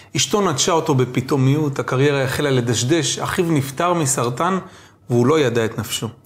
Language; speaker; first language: Hebrew; native; Hebrew